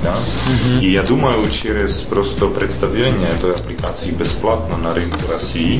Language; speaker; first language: Russian; non-native, fluent; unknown